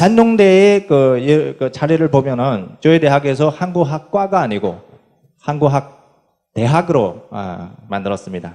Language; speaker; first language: Korean; non-native, fluent; Chinese